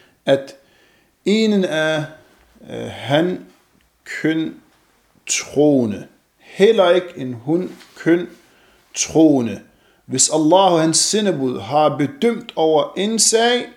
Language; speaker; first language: Danish; non-native, fluent; Arabic